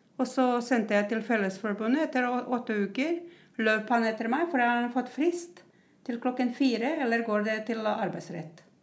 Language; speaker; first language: Norwegian; non-native, fluent; Croatian